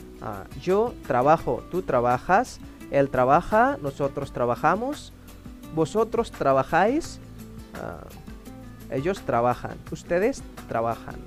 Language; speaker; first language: Spanish; non-native, fluent; Indonesian